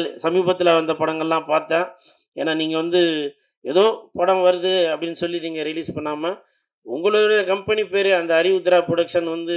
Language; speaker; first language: Tamil; native; Tamil